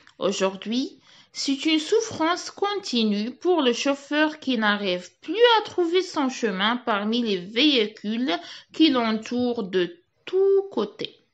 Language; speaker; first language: French; non-native, local second language; Arabic